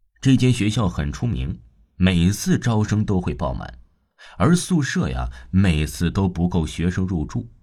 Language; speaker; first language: Chinese; non-native, local second language; Cantonese